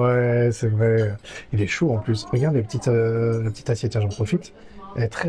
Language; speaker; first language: French; native; French